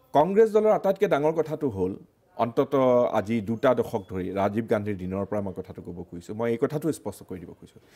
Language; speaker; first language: Assamese; native; Assamese